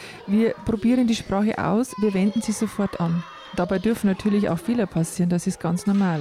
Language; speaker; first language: German; native; German